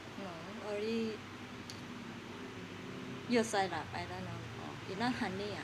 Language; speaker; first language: English; non-native, learner; Thai